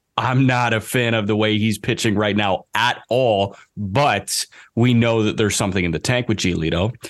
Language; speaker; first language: English; native; English